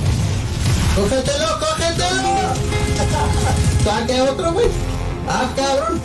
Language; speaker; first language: Spanish; native; Spanish